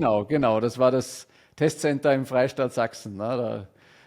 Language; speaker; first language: German; native; German